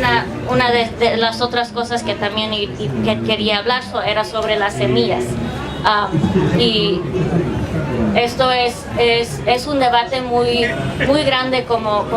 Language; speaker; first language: Spanish; early bilingual, heritage; English